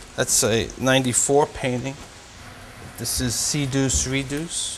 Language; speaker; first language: English; native; English